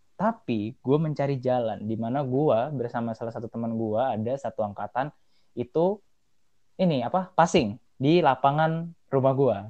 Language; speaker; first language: Indonesian; native; Indonesian